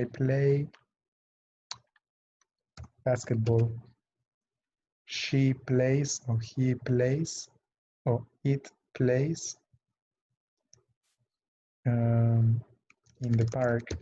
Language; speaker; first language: English; non-native, fluent; Spanish